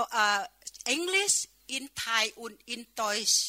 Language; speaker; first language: German; non-native, learner; Thai